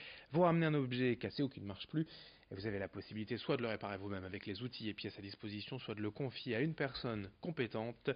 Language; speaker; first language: French; native; French